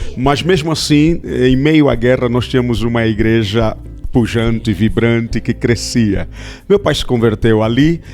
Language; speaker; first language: Portuguese; native; Portuguese